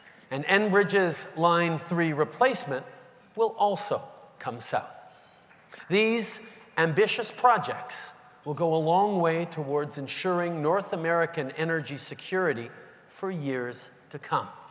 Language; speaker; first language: English; native; English